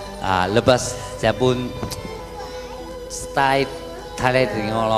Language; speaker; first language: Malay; non-native, local second language; Chinese